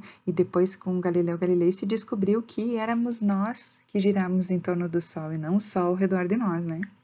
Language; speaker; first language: Portuguese; native; Portuguese